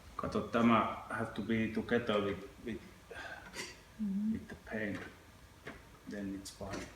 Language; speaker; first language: English; non-native, learner; Finnish